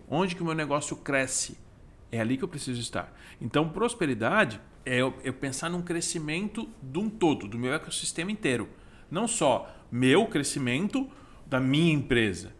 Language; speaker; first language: Portuguese; native; Portuguese